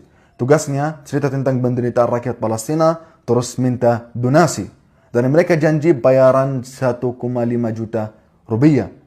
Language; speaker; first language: Indonesian; non-native, fluent; Arabic